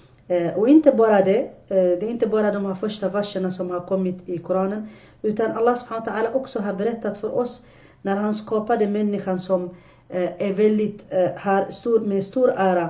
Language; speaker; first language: Swedish; non-native, fluent; Arabic